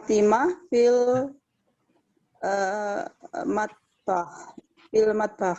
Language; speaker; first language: Arabic; non-native, learner; Indonesian